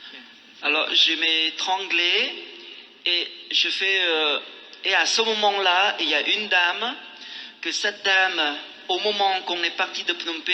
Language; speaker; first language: French; non-native, fluent; Khmer